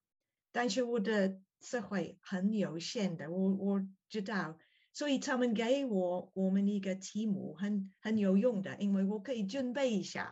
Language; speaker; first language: Chinese; non-native, learner; English